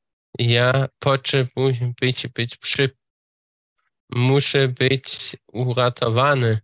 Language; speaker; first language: Polish; non-native, fluent; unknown